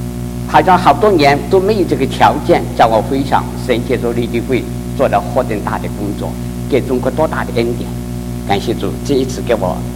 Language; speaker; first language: Chinese; native; Chinese